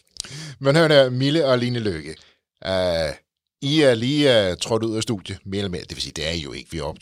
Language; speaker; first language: Danish; native; Danish